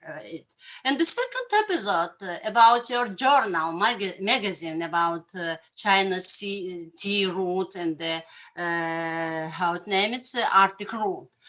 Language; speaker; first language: English; non-native, learner; Russian